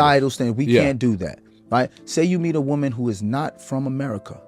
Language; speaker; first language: English; native; English